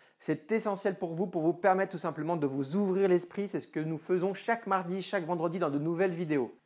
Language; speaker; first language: French; native; French